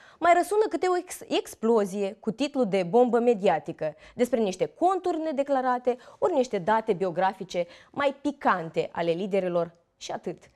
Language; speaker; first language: Romanian; native; Romanian